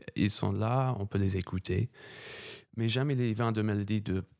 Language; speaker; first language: French; non-native, fluent; English